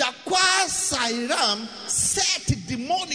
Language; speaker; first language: Portuguese; non-native, learner; English